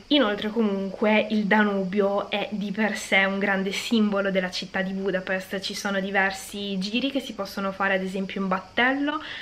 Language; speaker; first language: Italian; native; Italian